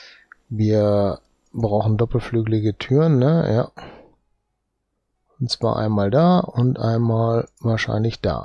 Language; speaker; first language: German; native; German